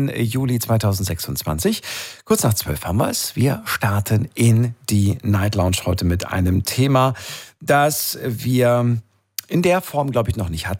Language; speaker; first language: German; native; German